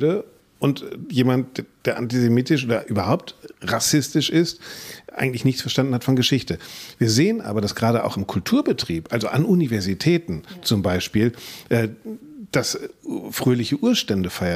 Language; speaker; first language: German; native; German